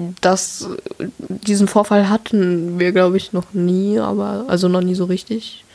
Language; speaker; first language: German; native; German